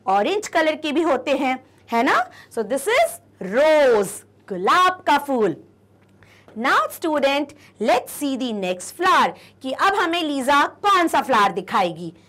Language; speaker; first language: Hindi; native; Hindi